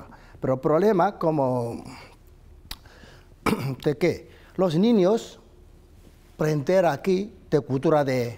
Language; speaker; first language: Spanish; non-native, learner; Chinese